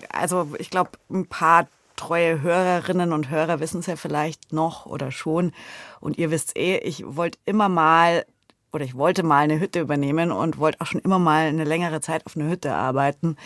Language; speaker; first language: German; native; German